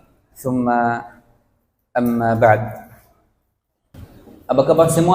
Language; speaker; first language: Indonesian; non-native, fluent; Arabic